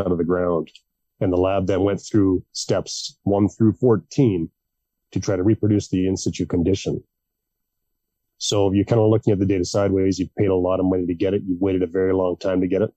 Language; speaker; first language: English; native; English